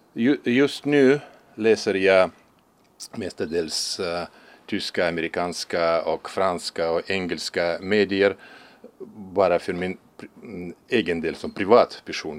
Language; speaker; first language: Swedish; non-native, fluent; Russian